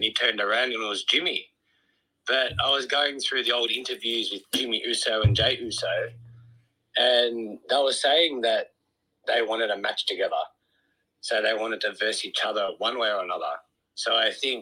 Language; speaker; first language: English; native; English